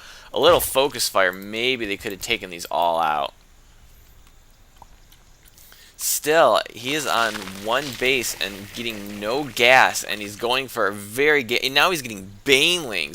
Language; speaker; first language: English; native; English